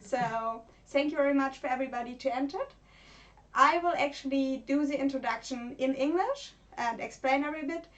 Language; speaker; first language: English; non-native, fluent; German